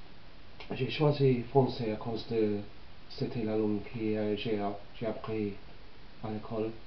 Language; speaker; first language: French; non-native, learner; English